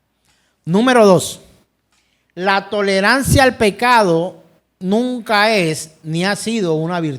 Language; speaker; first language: Spanish; native; Spanish